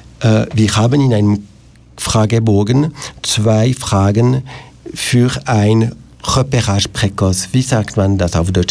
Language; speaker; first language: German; non-native, local second language; French